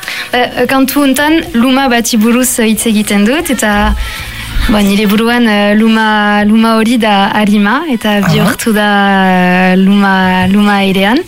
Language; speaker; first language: Basque; non-native, local second language; French